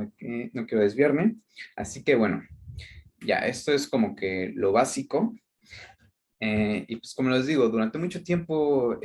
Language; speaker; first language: Spanish; native; Spanish